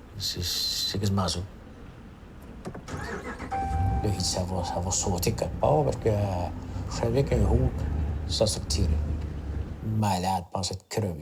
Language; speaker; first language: French; native; French